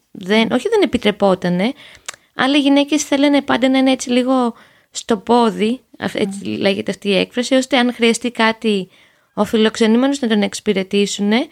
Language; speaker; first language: Greek; native; Greek